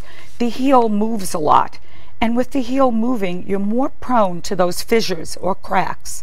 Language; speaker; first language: English; native; English